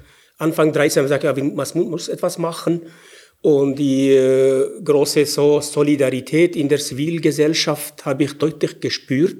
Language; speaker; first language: German; non-native, fluent; Arabic